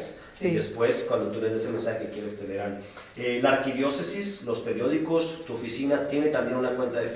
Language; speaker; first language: Spanish; native; Spanish